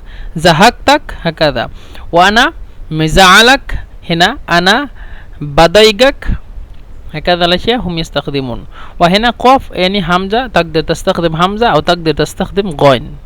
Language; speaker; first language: Arabic; non-native, fluent; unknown